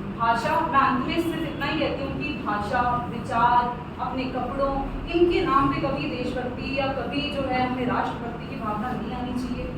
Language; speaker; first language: Hindi; native; Hindi